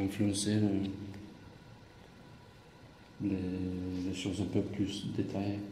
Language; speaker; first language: French; non-native, fluent; English